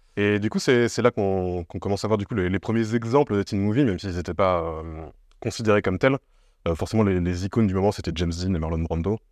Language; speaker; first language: French; native; French